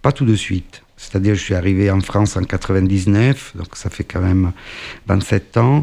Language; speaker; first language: French; non-native, fluent; Italian